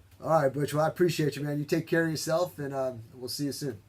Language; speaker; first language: English; native; English